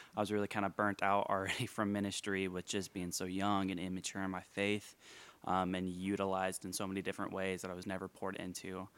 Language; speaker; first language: English; native; English